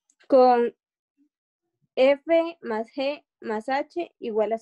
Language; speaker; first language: Spanish; native; Spanish